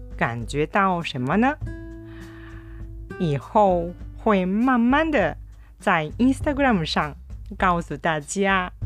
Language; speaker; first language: Chinese; non-native, fluent; Japanese